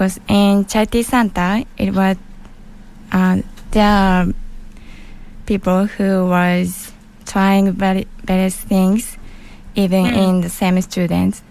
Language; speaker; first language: English; non-native, learner; Japanese